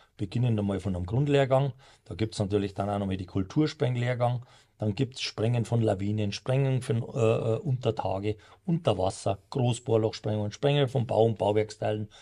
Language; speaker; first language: German; native; German